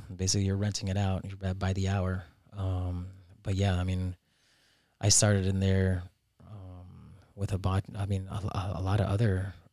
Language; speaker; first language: English; native; English